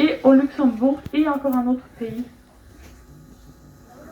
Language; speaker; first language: French; non-native, fluent; German